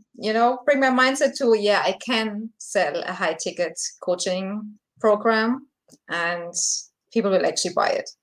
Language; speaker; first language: English; non-native, fluent; German